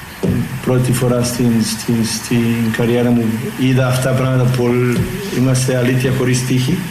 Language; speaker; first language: Greek; non-native, learner; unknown